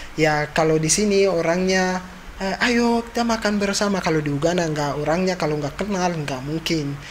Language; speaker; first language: Indonesian; non-native, fluent; Ganda